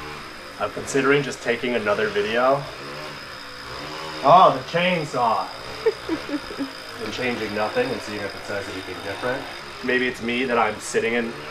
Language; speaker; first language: English; native; English